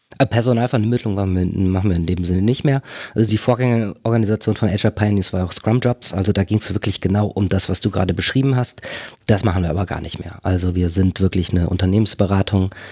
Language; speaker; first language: German; native; German